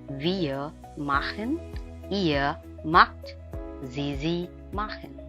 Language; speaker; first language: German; non-native, fluent; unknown